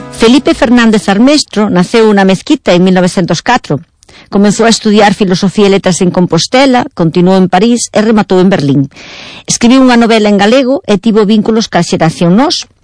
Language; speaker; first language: Galician; non-native, local second language; Spanish